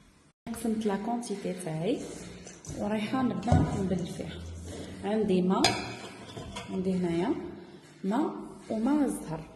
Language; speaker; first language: Arabic; native; Arabic